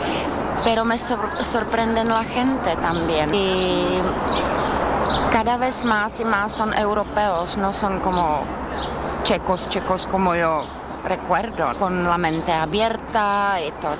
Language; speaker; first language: Spanish; non-native, learner; Czech